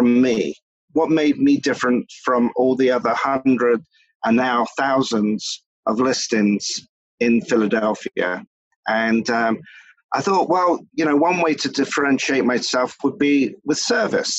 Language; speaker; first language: English; native; English